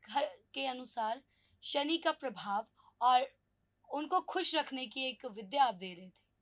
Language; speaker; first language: Hindi; native; Hindi